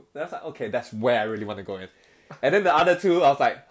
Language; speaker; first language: English; non-native, local second language; Cantonese